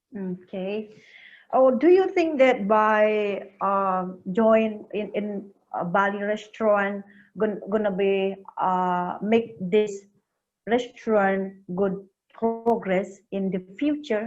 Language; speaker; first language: English; non-native, learner; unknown